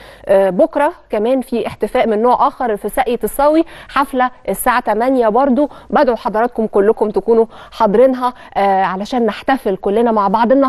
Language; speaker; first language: Arabic; native; Arabic